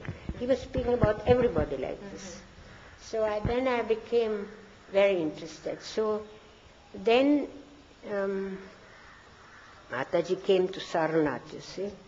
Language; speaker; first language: English; non-native, fluent; German